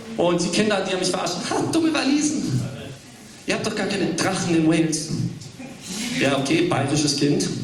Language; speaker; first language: German; early bilingual, other home language; English